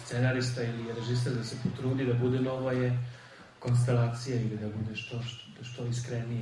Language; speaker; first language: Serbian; early bilingual, heritage; Serbian